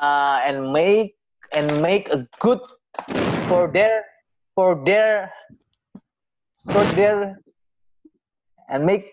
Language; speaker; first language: English; non-native, learner; Indonesian